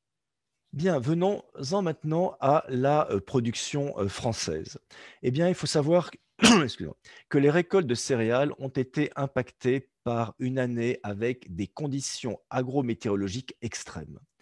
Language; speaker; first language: French; native; French